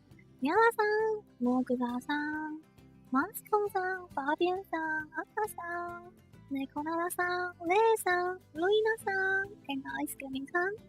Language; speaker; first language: Japanese; non-native, learner; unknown